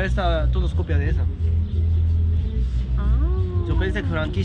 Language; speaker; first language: Spanish; non-native, learner; Japanese